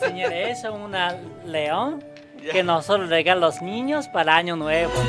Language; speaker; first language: Spanish; non-native, learner; Chinese